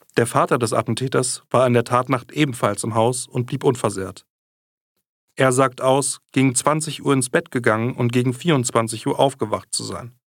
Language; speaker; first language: German; native; German